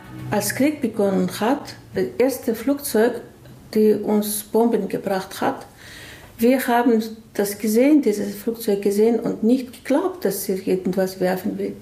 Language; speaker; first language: German; non-native, learner; Chechen